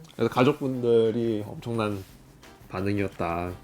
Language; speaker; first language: Korean; native; Korean